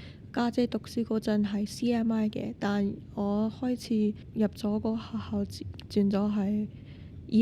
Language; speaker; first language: Cantonese; non-native, fluent; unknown